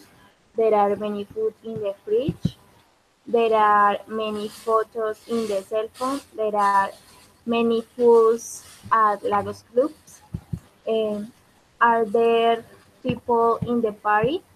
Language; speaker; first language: English; non-native, learner; Spanish